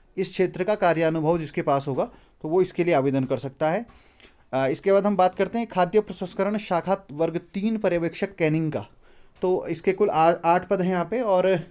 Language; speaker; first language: Hindi; native; Hindi